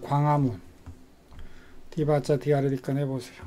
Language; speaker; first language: Korean; native; Korean